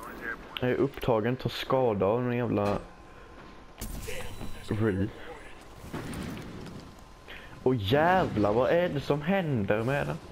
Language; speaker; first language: Swedish; native; Swedish